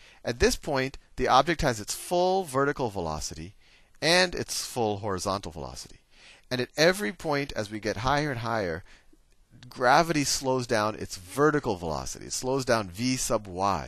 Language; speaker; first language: English; native; English